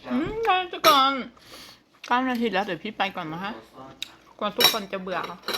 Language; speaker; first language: Thai; non-native, local second language; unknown